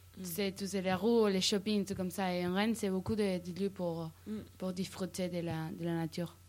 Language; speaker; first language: French; non-native, learner; Spanish